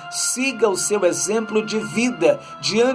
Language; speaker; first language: Portuguese; native; Portuguese